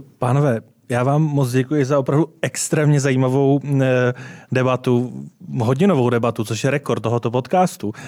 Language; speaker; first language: Czech; native; Czech